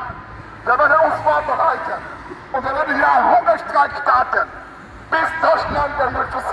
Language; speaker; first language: German; non-native, fluent; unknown